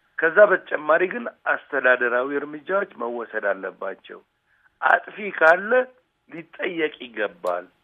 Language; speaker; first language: Amharic; non-native, local second language; Tigrinya